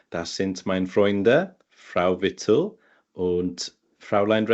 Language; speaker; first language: German; non-native, learner; Welsh